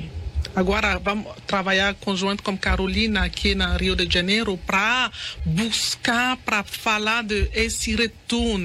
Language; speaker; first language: Portuguese; non-native, learner; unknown